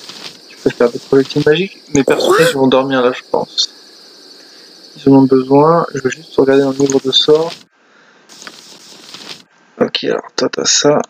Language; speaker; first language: French; native; French